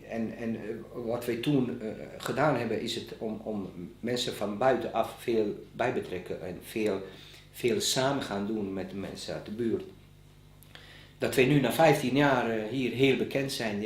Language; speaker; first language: Dutch; non-native, fluent; Bosnian